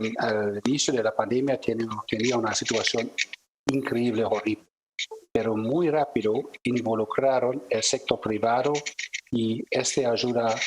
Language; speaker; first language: Spanish; non-native, fluent; German